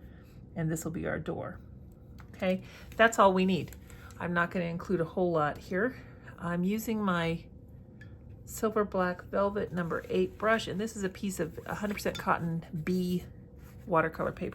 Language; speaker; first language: English; native; English